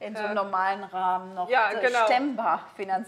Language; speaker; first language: German; native; German